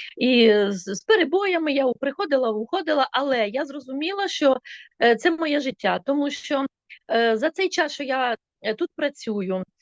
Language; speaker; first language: Ukrainian; non-native, local second language; Russian